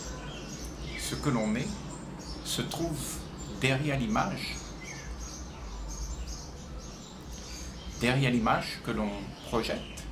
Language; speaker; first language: French; native; French